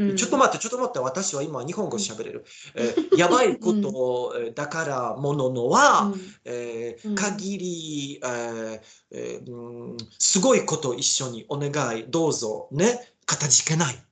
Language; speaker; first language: Japanese; non-native, learner; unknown